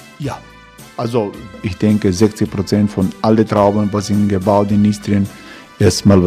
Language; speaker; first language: German; non-native, learner; Croatian